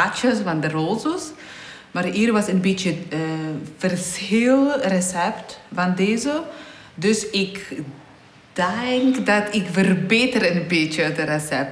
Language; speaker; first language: Dutch; non-native, learner; Polish